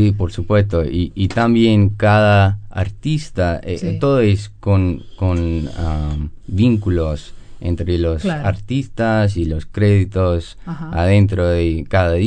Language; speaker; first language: Spanish; non-native, learner; English